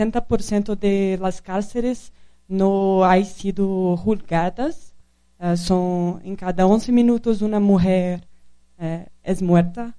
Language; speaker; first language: Spanish; non-native, fluent; Portuguese